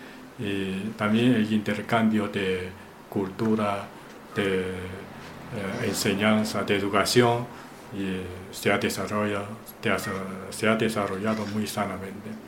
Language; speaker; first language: Spanish; non-native, fluent; Chinese